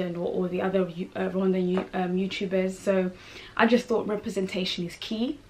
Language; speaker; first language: English; non-native, local second language; Kinyarwanda